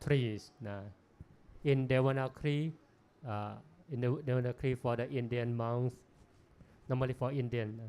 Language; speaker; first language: English; non-native, learner; Thai